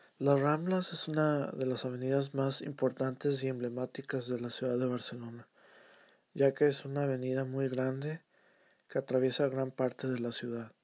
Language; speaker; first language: Spanish; early bilingual, heritage; Spanish